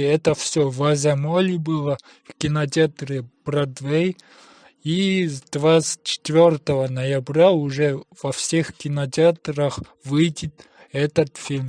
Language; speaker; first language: Russian; non-native, local second language; Kyrgyz